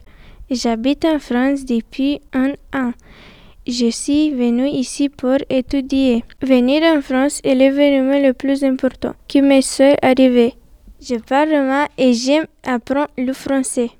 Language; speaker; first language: French; non-native, learner; Romanian